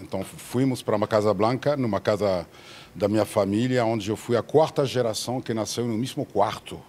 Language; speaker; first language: Portuguese; non-native, fluent; French